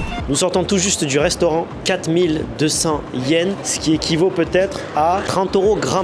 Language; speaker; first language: French; native; French